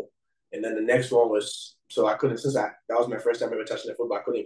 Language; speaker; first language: English; non-native, local second language; Akan